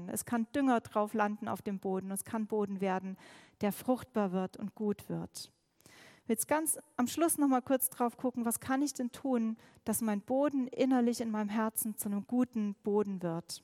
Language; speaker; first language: German; native; German